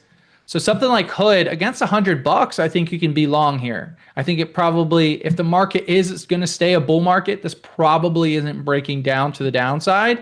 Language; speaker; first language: English; native; English